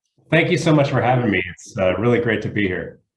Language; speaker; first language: English; native; English